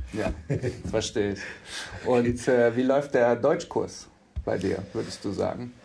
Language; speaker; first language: German; native; German